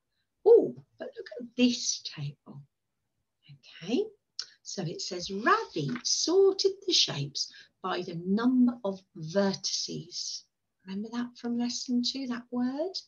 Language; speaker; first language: English; native; English